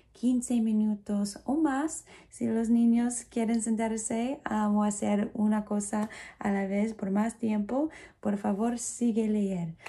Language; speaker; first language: Spanish; non-native, fluent; English